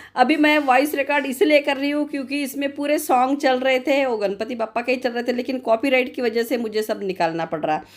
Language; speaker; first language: Hindi; non-native, local second language; Marathi